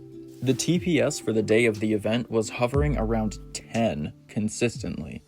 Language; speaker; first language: English; native; English